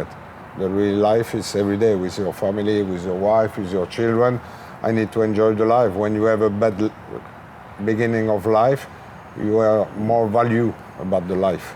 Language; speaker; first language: English; non-native, learner; French